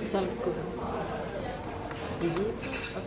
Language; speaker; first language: Dutch; non-native, learner; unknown